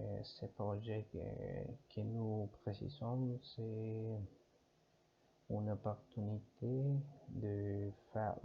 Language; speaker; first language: French; non-native, learner; Spanish